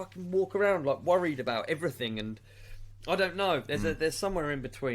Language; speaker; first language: English; native; English